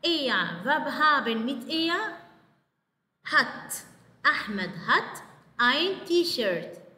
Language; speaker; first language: German; non-native, fluent; Arabic